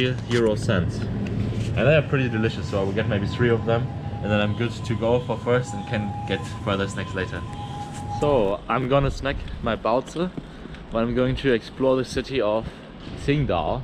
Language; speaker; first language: English; non-native, fluent; German